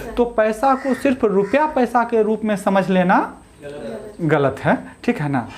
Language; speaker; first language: Hindi; native; Hindi